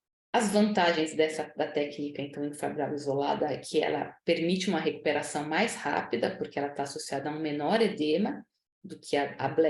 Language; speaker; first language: Portuguese; native; Portuguese